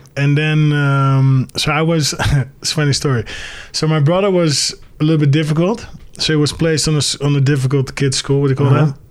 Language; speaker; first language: English; early bilingual, other home language; Dutch